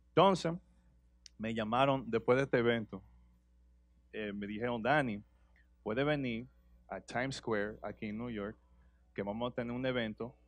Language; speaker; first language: Spanish; early bilingual, heritage; Spanish